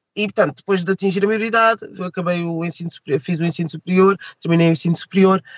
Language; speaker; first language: Portuguese; early bilingual, other home language; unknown